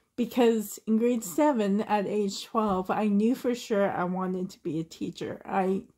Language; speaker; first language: English; native; English